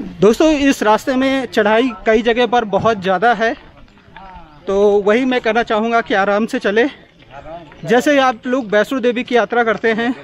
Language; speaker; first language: Hindi; native; Hindi